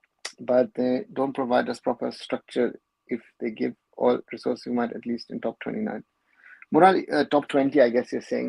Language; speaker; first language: English; non-native, local second language; Bangla